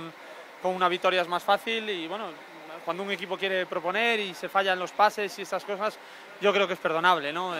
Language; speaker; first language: Spanish; native; Spanish